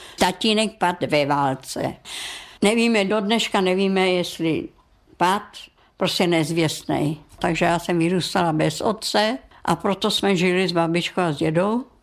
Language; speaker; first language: Czech; non-native, local second language; German